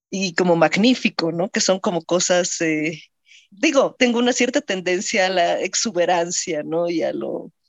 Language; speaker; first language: Spanish; native; Spanish